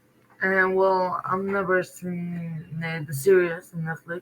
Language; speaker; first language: English; non-native, learner; Spanish